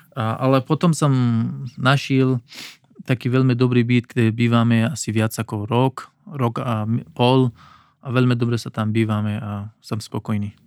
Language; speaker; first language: Slovak; non-native, learner; Pashto